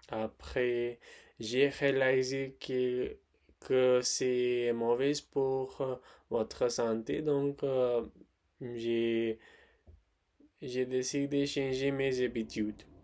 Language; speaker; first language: French; non-native, learner; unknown